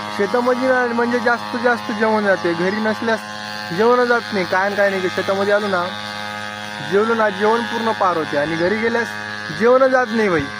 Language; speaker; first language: Marathi; non-native, local second language; Lambadi